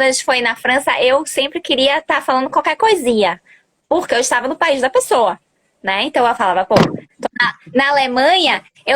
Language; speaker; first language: Portuguese; early bilingual, other home language; Spanish